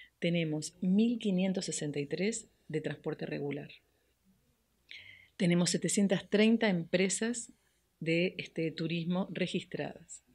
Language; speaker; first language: Spanish; native; Spanish